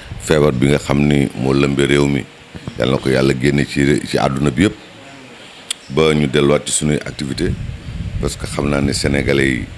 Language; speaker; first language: Wolof; native; Wolof